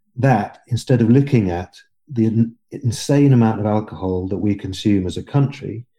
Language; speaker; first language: English; native; English